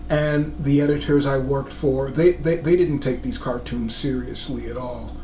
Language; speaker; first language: English; native; English